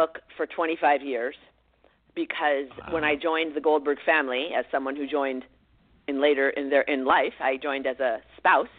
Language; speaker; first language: English; native; English